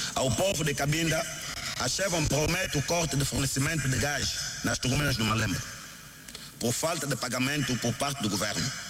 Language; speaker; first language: Portuguese; non-native, local second language; Kongo